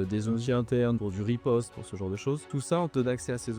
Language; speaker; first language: French; native; French